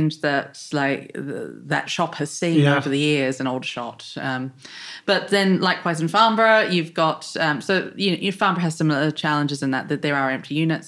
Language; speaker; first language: English; native; English